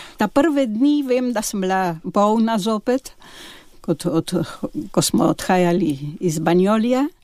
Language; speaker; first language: Slovenian; early bilingual, heritage; Slovenian